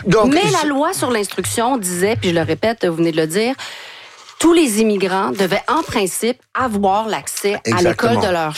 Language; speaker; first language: French; native; French